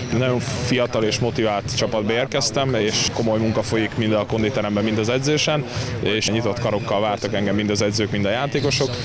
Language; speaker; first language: Hungarian; native; Hungarian